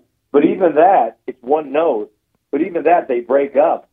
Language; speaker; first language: English; native; English